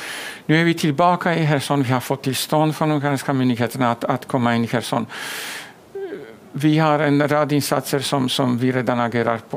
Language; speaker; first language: Swedish; non-native, fluent; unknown